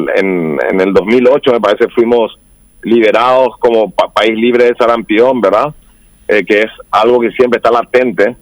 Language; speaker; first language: Spanish; native; Spanish